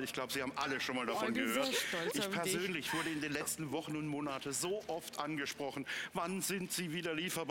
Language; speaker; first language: German; native; German